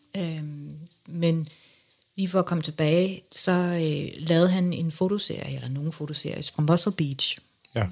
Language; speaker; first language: Danish; early bilingual, other home language; English